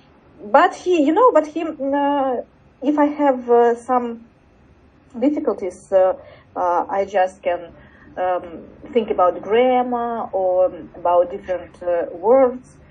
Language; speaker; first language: English; non-native, learner; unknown